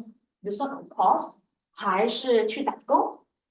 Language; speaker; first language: Chinese; non-native, fluent; English